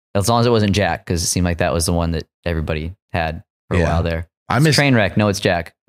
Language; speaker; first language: English; native; English